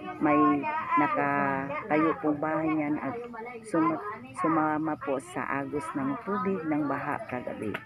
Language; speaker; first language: Filipino; non-native, local second language; Cebuano